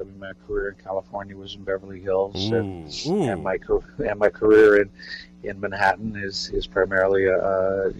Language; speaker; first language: English; native; English